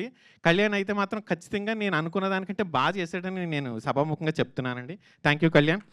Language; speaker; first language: Telugu; native; Telugu